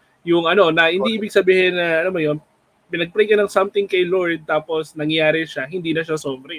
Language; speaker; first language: Filipino; native; Filipino